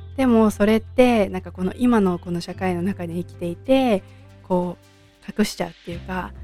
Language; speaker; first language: Japanese; native; Japanese